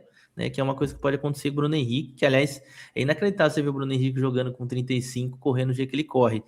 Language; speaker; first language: Portuguese; native; Portuguese